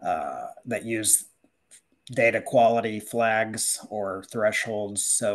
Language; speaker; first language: English; native; English